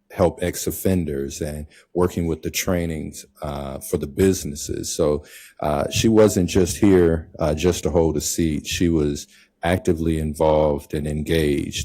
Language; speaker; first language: English; native; English